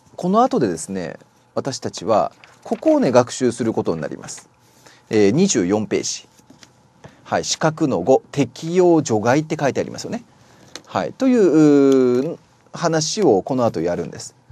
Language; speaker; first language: Japanese; native; Japanese